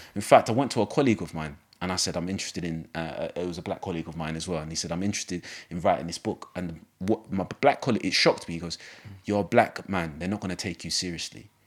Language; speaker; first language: English; native; English